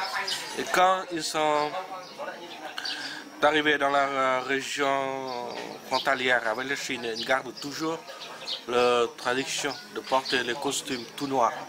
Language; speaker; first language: French; non-native, fluent; Vietnamese